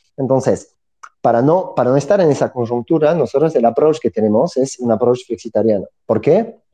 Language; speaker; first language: Spanish; non-native, fluent; French